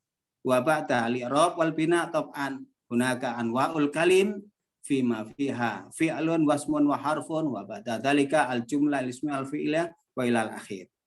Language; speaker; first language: Arabic; non-native, fluent; Indonesian